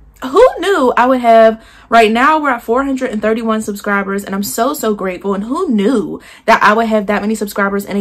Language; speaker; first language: English; native; English